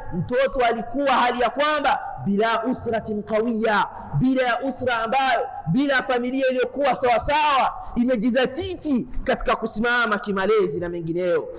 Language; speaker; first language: Swahili; native; Swahili